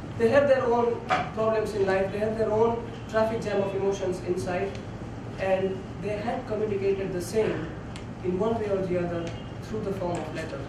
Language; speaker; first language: English; non-native, local second language; Gujarati